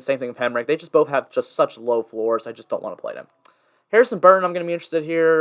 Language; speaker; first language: English; native; English